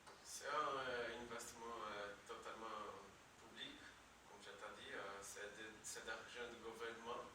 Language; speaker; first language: French; non-native, learner; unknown